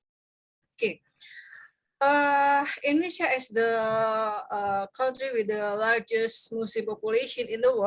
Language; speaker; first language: English; non-native, fluent; Indonesian